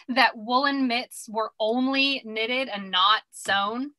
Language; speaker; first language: English; native; English